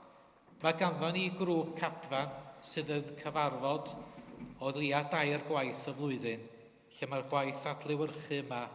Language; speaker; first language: Welsh; native; Welsh